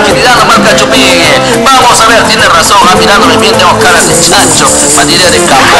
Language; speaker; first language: Spanish; native; Spanish